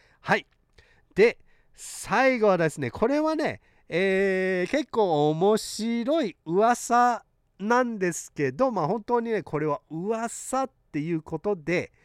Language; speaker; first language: Japanese; early bilingual, heritage; Japanese